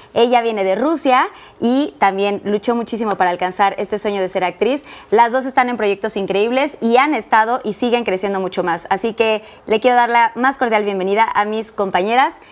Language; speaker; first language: Spanish; native; Spanish